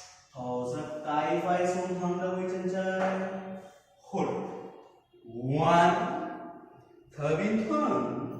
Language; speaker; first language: Vietnamese; non-native, learner; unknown